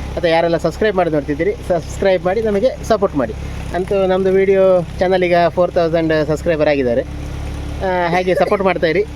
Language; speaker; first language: Kannada; non-native, local second language; Tulu